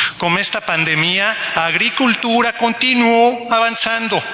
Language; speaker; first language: Portuguese; non-native, learner; Spanish